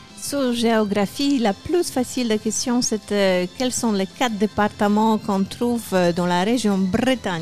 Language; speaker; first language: French; non-native, fluent; Polish